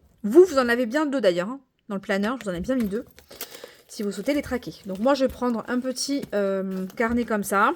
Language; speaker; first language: French; native; French